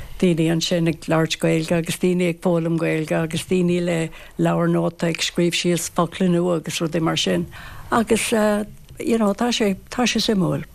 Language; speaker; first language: Irish; non-native, local second language; English